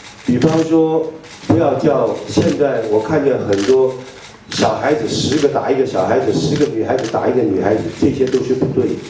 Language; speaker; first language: Chinese; native; Chinese